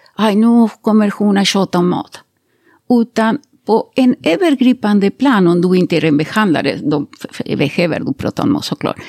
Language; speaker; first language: Swedish; non-native, fluent; Spanish